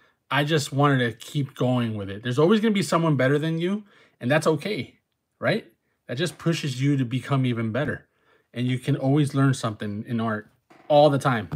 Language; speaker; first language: English; early bilingual, other home language; Spanish